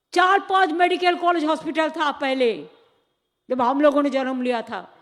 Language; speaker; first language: Hindi; non-native, local second language; Bangla